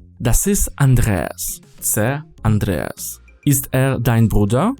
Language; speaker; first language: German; non-native, fluent; Ukrainian